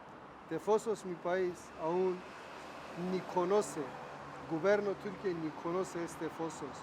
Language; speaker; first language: Spanish; non-native, learner; Kurdish